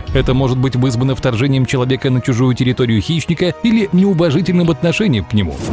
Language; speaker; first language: Russian; native; Russian